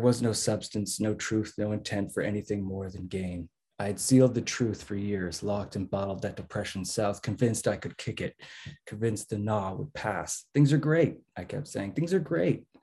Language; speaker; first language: English; native; English